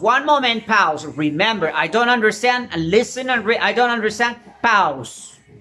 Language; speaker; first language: English; non-native, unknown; Spanish